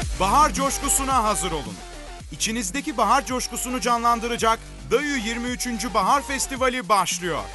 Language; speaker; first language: Turkish; native; Turkish